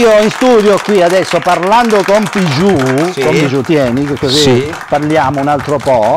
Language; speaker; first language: Italian; native; Italian